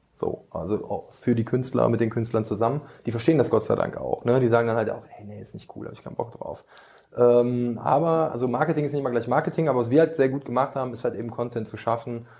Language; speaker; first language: German; early bilingual, other home language; Bosnian